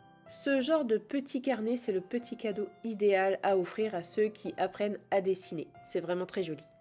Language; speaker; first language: French; native; French